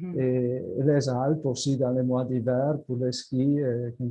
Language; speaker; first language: French; non-native, fluent; Italian